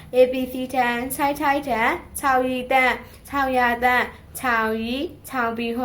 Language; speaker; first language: Chinese; non-native, learner; Burmese